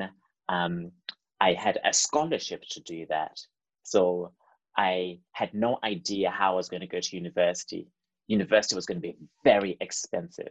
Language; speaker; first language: English; non-native, local second language; Shona